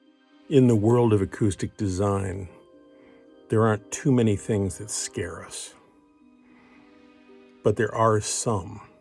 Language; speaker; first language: English; native; English